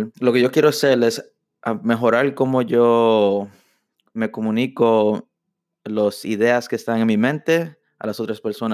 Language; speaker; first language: Spanish; early bilingual, heritage; English